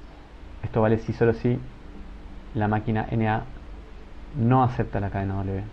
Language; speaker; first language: Spanish; native; Spanish